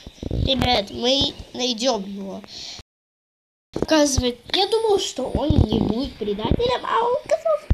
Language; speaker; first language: Russian; native; Russian